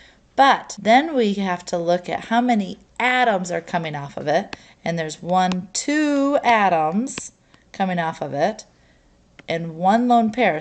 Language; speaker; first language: English; native; English